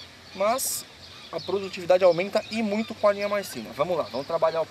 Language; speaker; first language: Portuguese; native; Portuguese